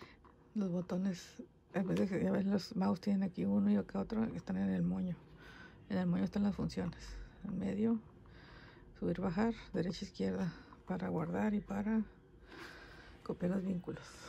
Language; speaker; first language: Spanish; native; Spanish